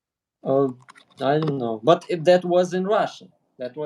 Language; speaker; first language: English; non-native, learner; Russian